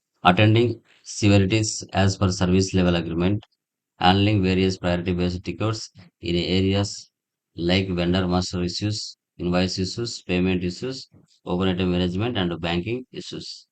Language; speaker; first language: English; non-native, local second language; Telugu